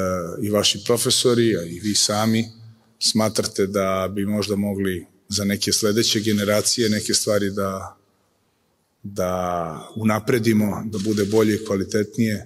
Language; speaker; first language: Serbian; native; Serbian